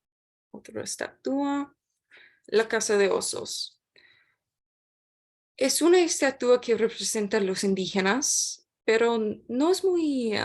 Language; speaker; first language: Spanish; non-native, learner; English